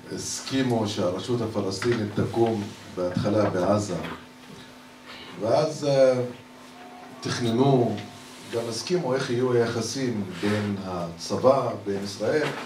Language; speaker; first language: Hebrew; non-native, local second language; Arabic